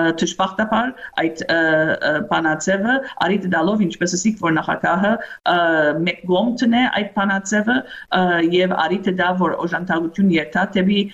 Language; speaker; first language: Armenian; early bilingual, heritage; Armenian